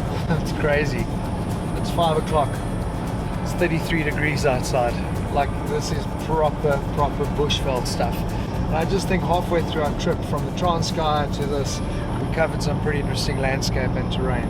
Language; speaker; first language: English; native; English